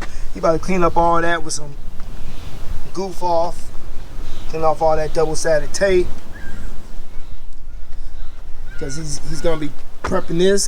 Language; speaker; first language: English; native; English